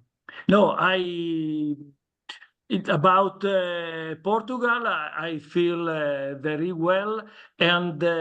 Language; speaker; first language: English; non-native, learner; Italian